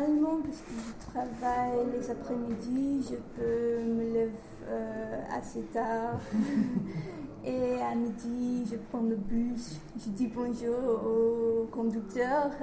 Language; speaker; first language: French; non-native, learner; English